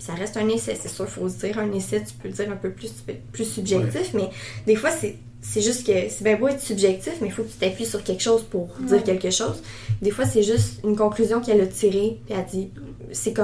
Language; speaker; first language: French; native; French